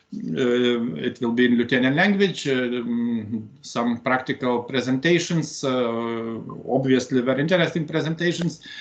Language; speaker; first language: English; non-native, fluent; Lithuanian